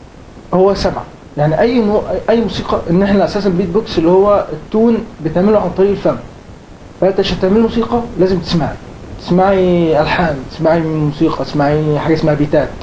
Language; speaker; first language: Arabic; native; Arabic